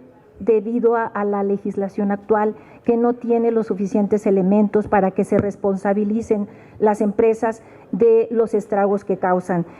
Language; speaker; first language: Spanish; native; Spanish